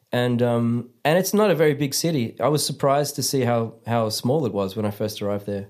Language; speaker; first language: English; native; English